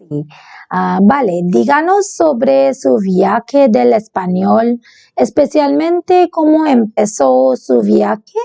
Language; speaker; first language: Spanish; non-native, learner; Bangla